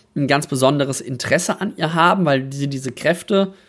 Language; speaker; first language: German; native; German